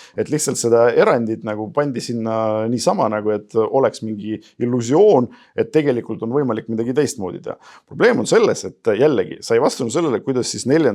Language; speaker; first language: Estonian; non-native, local second language; Russian